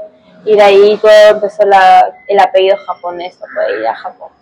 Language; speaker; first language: Spanish; early bilingual, heritage; Spanish